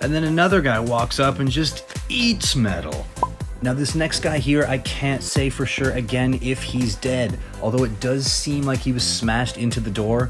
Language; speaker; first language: English; native; English